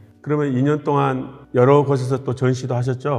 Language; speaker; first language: Korean; native; Korean